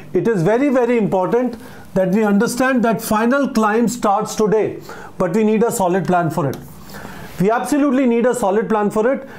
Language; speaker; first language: English; non-native, local second language; Hindi